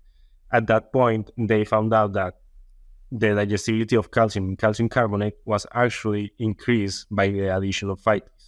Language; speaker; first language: English; non-native, fluent; Spanish